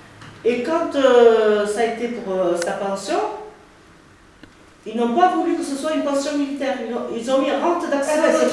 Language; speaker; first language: French; early bilingual, other home language; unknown